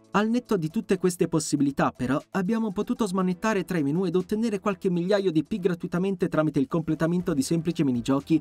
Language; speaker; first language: Italian; native; Italian